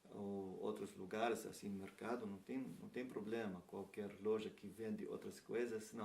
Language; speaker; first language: Portuguese; non-native, learner; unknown